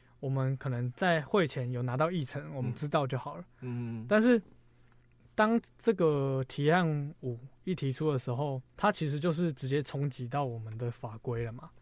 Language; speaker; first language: Chinese; native; Chinese